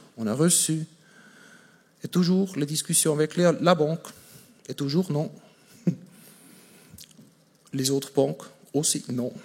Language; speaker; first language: French; non-native, fluent; German